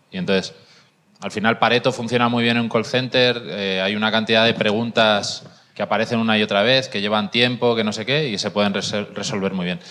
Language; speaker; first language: Spanish; native; Spanish